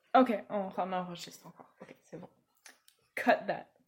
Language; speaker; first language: French; non-native, fluent; English